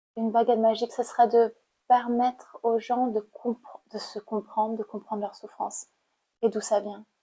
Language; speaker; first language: French; non-native, fluent; Khmer